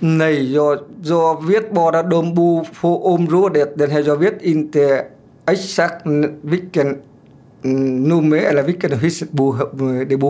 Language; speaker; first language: Swedish; non-native, learner; Vietnamese